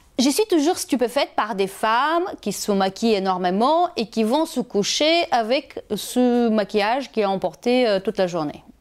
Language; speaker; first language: French; non-native, fluent; Bulgarian